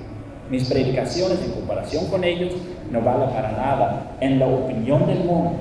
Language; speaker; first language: Spanish; non-native, fluent; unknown